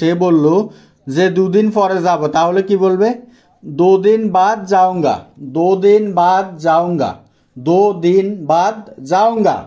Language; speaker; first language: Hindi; non-native, fluent; Bangla